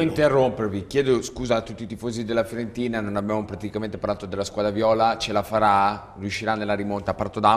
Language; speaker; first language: Italian; native; Italian